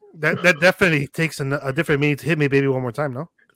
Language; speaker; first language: English; early bilingual, other home language; Spanish